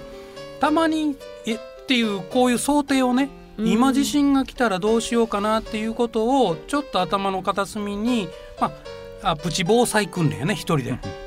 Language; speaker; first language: Japanese; native; Japanese